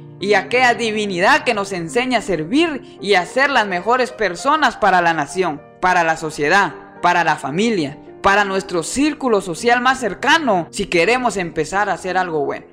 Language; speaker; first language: Spanish; native; Spanish